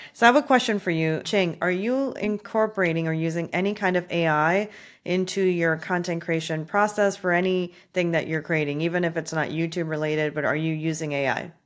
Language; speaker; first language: English; native; English